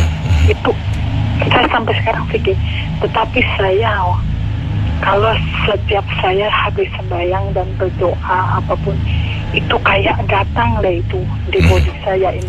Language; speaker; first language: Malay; non-native, learner; Indonesian